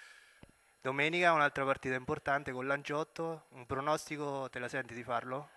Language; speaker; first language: Italian; native; Italian